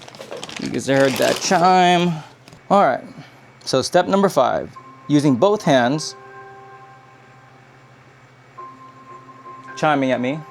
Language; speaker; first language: English; native; English